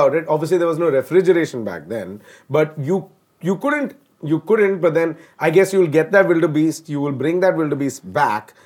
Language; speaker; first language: English; non-native, local second language; Malayalam